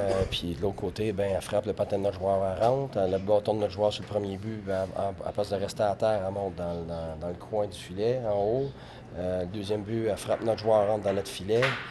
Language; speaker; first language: French; native; French